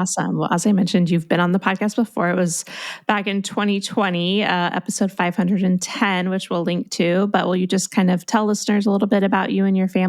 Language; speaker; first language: English; native; English